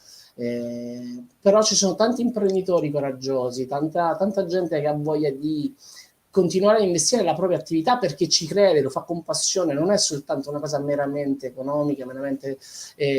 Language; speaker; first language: Italian; native; Italian